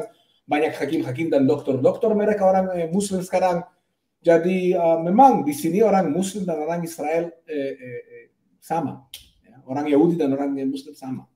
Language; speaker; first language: Indonesian; non-native, fluent; Hebrew